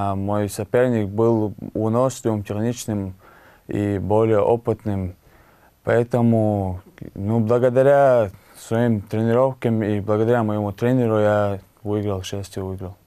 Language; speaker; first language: Russian; non-native, local second language; Chechen